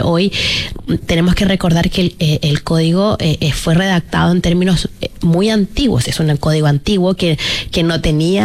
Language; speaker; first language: Spanish; native; Spanish